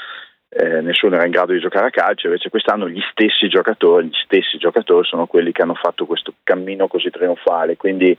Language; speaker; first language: Italian; native; Italian